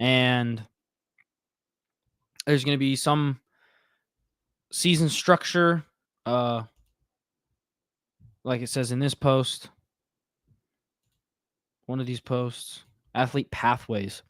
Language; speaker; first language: English; native; English